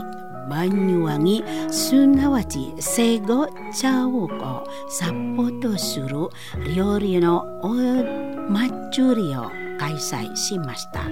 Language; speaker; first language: Japanese; non-native, learner; Indonesian